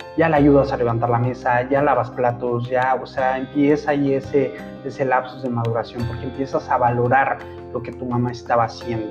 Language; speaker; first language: Spanish; native; Spanish